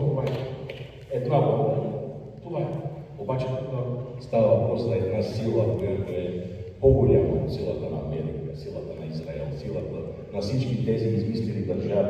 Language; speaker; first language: Bulgarian; non-native, fluent; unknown